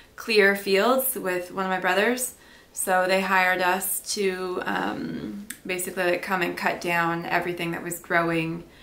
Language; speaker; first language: English; native; English